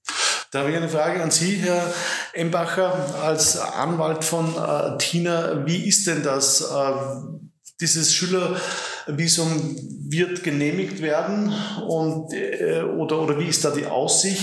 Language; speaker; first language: German; native; German